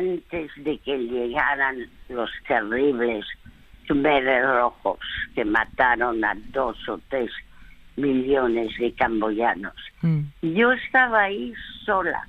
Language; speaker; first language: Spanish; early bilingual, other home language; French